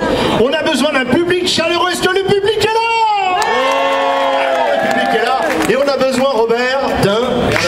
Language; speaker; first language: French; native; French